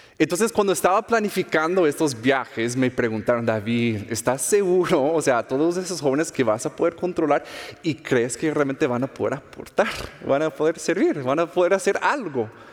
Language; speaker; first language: Spanish; non-native, fluent; English